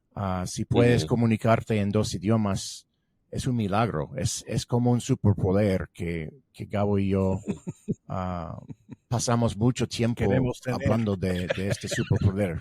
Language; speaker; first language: Spanish; non-native, fluent; English